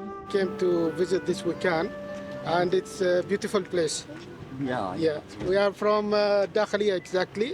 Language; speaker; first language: English; non-native, learner; Arabic